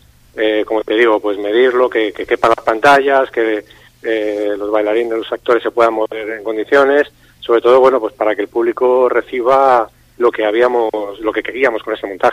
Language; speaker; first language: Spanish; native; Spanish